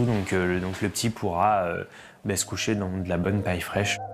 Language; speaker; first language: French; native; French